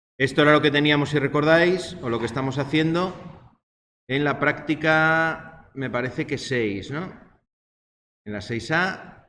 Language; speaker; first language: Spanish; native; Spanish